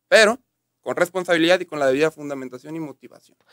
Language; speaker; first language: Spanish; native; Spanish